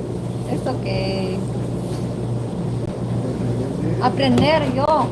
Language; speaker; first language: Spanish; non-native, learner; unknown